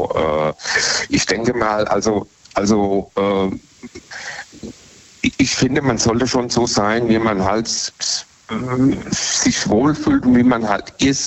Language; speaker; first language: German; native; German